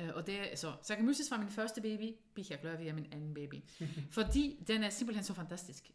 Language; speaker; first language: Danish; non-native, fluent; Dutch